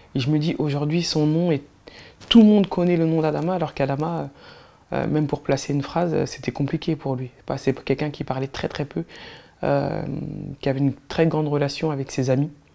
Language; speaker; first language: French; native; French